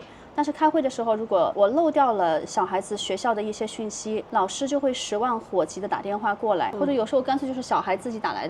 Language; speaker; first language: Chinese; native; Chinese